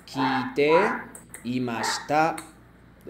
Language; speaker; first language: Japanese; non-native, fluent; Spanish